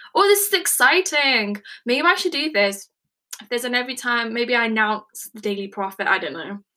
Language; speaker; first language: English; native; English